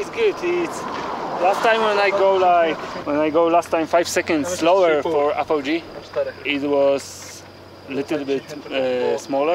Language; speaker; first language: English; non-native, learner; Polish